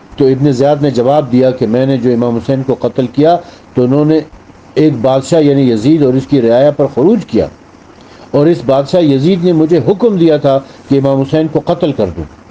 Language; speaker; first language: Urdu; native; Urdu